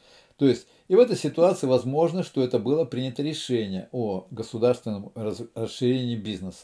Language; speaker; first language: Russian; native; Russian